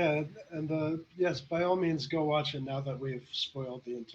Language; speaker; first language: English; native; English